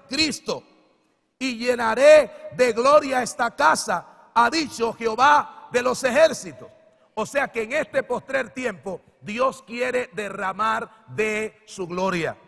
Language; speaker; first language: Spanish; native; Spanish